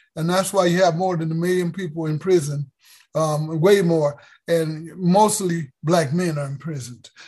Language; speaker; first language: English; native; English